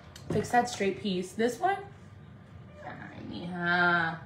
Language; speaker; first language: English; early bilingual, other home language; Spanish